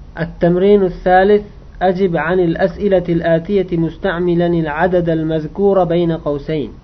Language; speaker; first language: Arabic; non-native, fluent; Uzbek